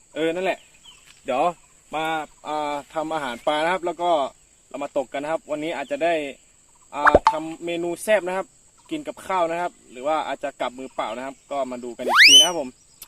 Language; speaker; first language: Thai; native; Thai